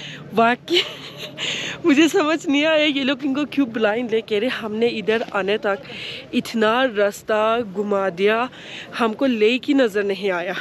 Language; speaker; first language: Hindi; non-native, fluent; Turkish